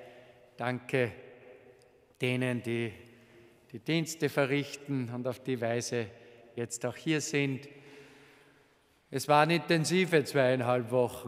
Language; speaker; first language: German; native; German